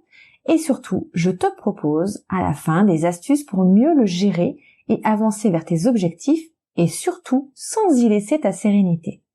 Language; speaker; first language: French; native; French